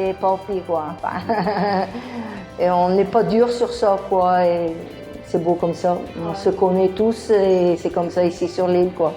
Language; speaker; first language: French; early bilingual, other home language; Italian